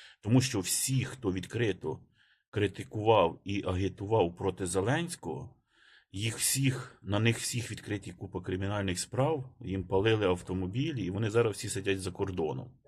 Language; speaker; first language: Ukrainian; native; Ukrainian